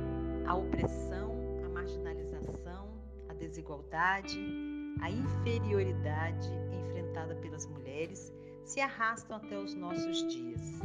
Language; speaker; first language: Portuguese; native; Portuguese